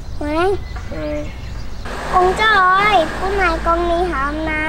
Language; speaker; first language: Vietnamese; early bilingual, heritage; Vietnamese